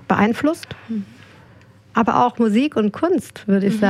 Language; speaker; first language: German; native; German